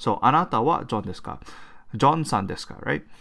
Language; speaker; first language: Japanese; non-native, fluent; English